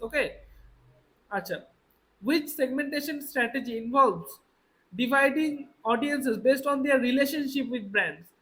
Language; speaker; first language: English; non-native, local second language; Bangla